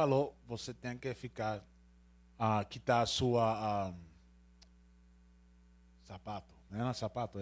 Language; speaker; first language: Portuguese; non-native, learner; Spanish